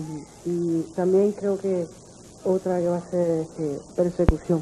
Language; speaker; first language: Portuguese; non-native, learner; Spanish